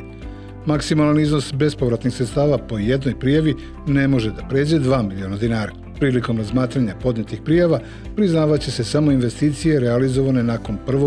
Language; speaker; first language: Serbian; native; Serbian